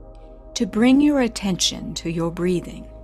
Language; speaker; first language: English; native; English